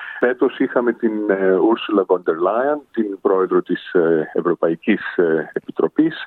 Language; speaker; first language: Greek; early bilingual, heritage; Greek